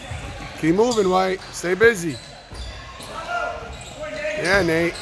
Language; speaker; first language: English; native; English